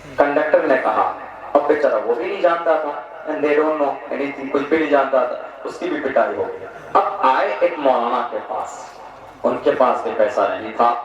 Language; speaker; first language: Urdu; native; Urdu